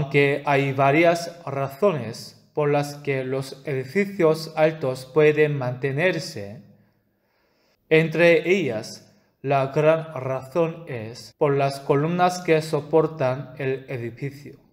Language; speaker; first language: Spanish; non-native, fluent; Korean